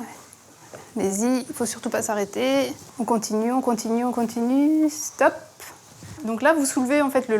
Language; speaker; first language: French; early bilingual, other home language; Turkish